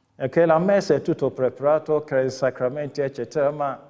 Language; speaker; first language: Italian; non-native, fluent; Akan